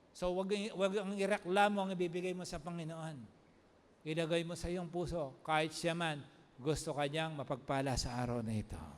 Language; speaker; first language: Filipino; non-native, local second language; Pampanga